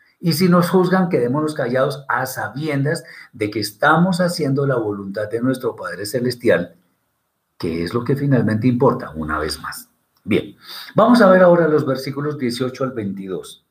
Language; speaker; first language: Spanish; native; Spanish